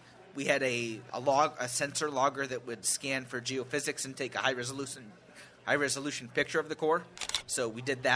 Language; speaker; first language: English; native; English